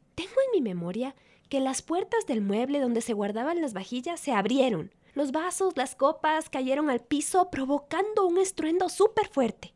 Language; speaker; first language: Spanish; native; Spanish